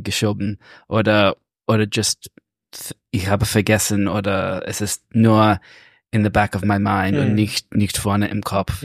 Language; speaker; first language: German; non-native, learner; English